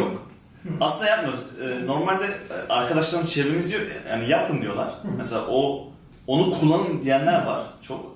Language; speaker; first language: Turkish; early bilingual, heritage; Turkish